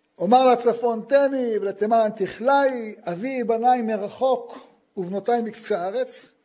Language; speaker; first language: Hebrew; native; Hebrew